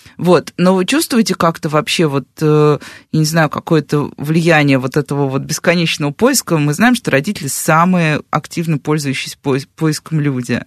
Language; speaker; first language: Russian; native; Russian